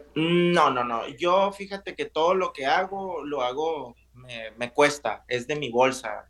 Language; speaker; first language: Spanish; native; Spanish